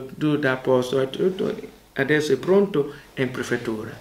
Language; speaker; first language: Italian; non-native, learner; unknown